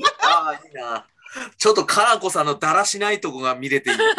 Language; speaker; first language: Japanese; native; Japanese